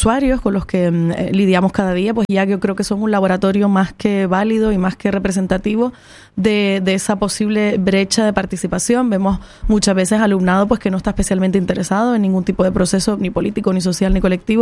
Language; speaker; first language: Spanish; native; Spanish